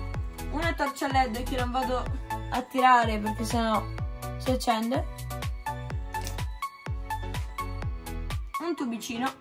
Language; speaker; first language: Italian; native; Italian